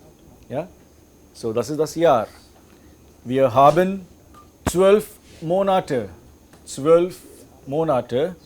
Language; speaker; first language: German; non-native, fluent; English